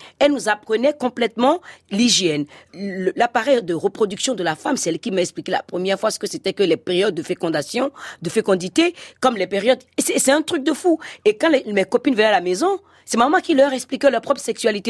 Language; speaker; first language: French; non-native, local second language; Fon